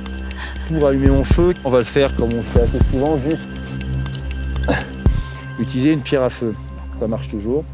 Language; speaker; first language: French; native; French